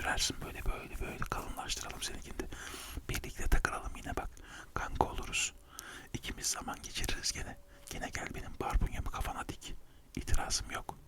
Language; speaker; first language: Turkish; native; Turkish